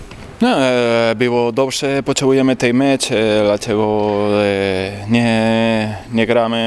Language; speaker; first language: Polish; non-native, learner; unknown